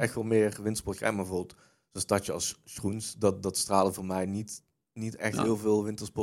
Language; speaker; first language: Dutch; native; Dutch